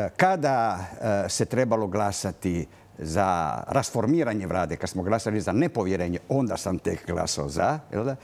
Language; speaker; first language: Croatian; non-native, local second language; Italian